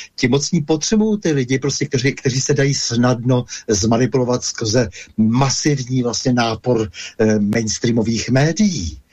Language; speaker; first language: Czech; native; Czech